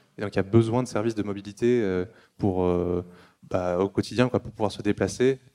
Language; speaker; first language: French; native; French